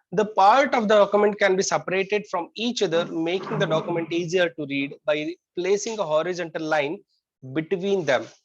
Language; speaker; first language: English; non-native, local second language; Kannada